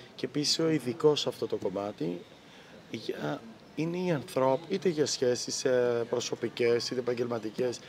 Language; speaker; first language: Greek; native; Greek